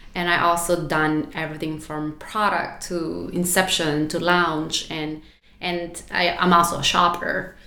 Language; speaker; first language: English; non-native, fluent; Spanish